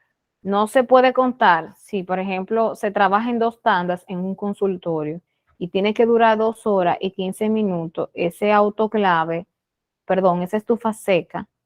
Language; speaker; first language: Spanish; native; Spanish